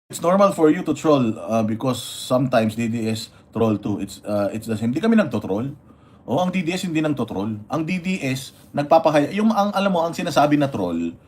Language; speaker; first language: Filipino; non-native, local second language; Iloko